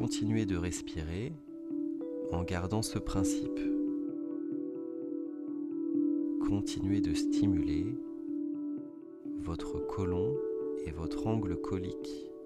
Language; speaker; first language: French; native; French